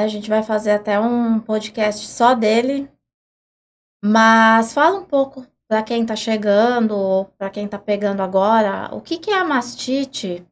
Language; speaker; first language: Portuguese; native; Portuguese